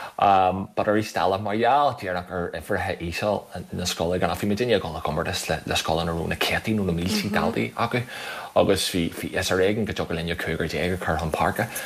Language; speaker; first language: Irish; native; Irish